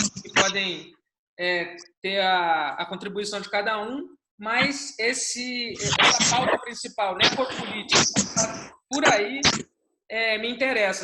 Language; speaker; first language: Portuguese; native; Portuguese